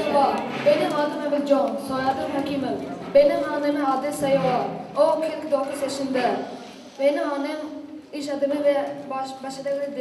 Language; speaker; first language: Turkish; non-native, learner; Tajik